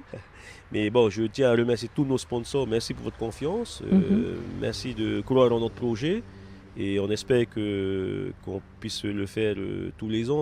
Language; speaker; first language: French; native; French